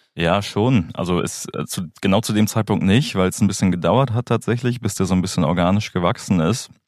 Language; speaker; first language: German; native; German